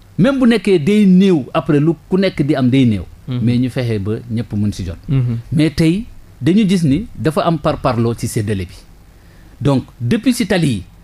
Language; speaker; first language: Wolof; non-native, local second language; Jola-Fonyi